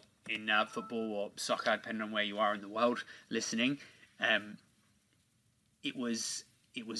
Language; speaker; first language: English; native; English